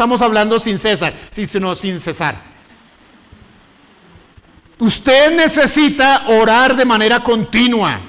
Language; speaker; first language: Spanish; native; Spanish